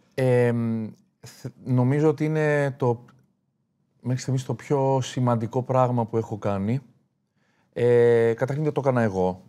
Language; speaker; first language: Greek; native; Greek